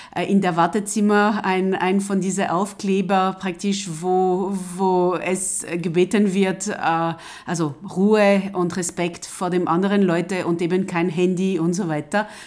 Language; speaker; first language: German; non-native, fluent; French